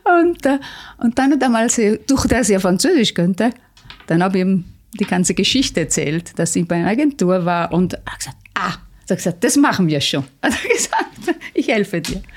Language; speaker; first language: German; non-native, fluent; Italian